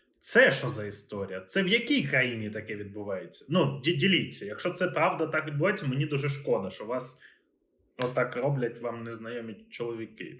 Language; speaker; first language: Ukrainian; native; Ukrainian